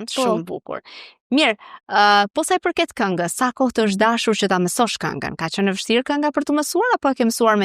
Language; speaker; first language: Albanian; native; Albanian